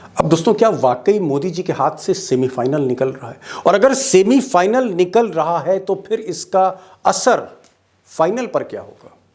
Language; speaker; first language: Hindi; native; Hindi